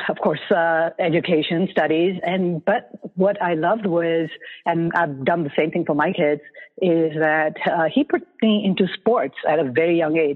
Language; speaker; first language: English; non-native, local second language; Bangla